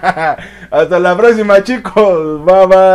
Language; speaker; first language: Spanish; native; Spanish